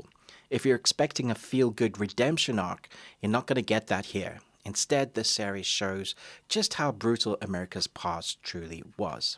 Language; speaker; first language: English; native; English